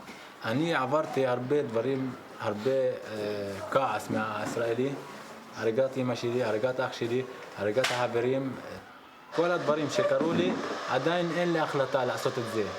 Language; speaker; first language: Hebrew; non-native, local second language; Arabic